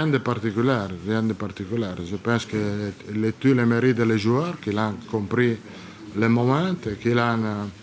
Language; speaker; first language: French; non-native, learner; Italian